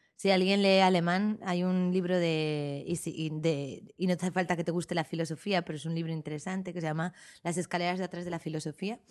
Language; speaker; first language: Spanish; native; Spanish